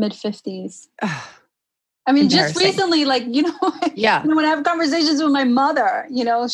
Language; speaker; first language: English; early bilingual, other home language; Spanish